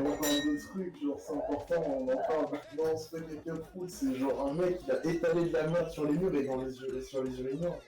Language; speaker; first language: French; native; French